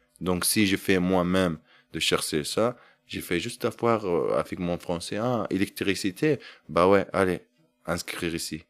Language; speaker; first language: French; non-native, learner; Arabic